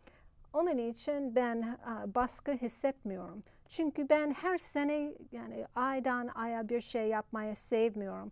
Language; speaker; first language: Turkish; non-native, fluent; English